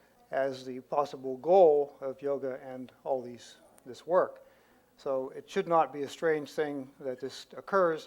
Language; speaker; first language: English; native; English